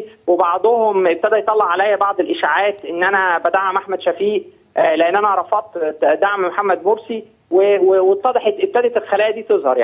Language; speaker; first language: Arabic; native; Arabic